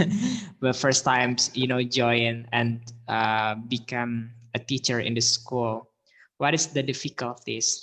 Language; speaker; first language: English; non-native, learner; Indonesian